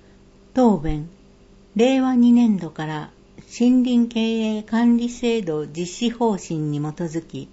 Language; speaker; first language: Japanese; native; Japanese